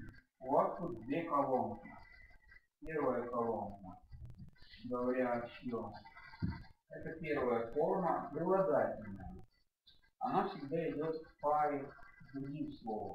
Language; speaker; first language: Russian; native; Russian